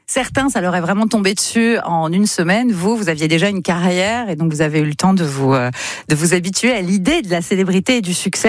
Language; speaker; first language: French; native; French